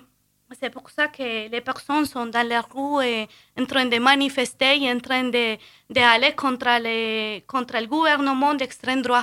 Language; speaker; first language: French; non-native, fluent; Spanish